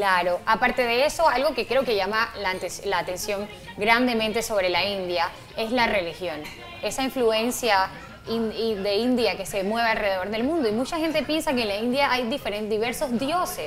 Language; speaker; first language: Spanish; native; Spanish